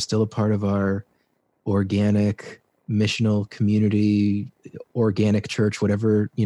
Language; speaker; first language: English; native; English